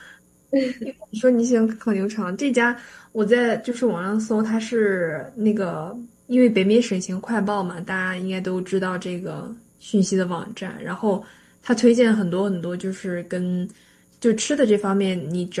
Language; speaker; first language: Chinese; native; Chinese